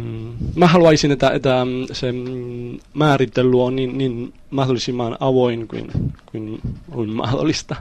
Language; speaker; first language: Finnish; non-native, fluent; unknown